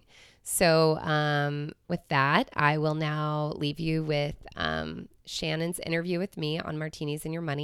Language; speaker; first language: English; native; English